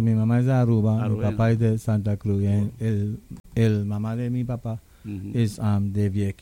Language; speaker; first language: Spanish; non-native, local second language; English